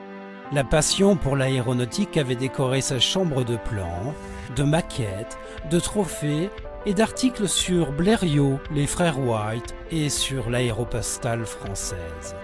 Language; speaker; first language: French; native; French